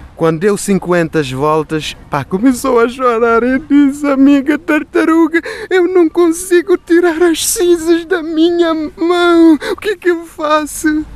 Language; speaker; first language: Portuguese; non-native, local second language; Kabuverdianu